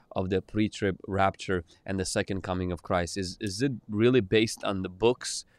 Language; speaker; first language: English; non-native, fluent; Ukrainian